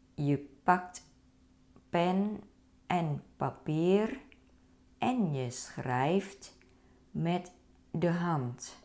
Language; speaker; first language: Dutch; non-native, fluent; Thai